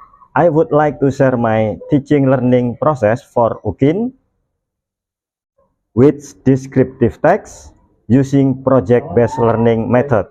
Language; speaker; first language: English; non-native, learner; Indonesian